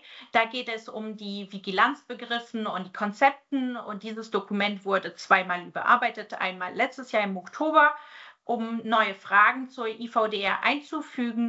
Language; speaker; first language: German; native; German